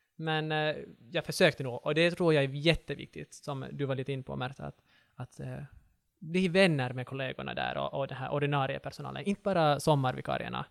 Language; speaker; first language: Swedish; native; Swedish